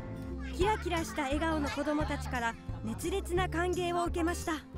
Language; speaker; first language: Japanese; native; Japanese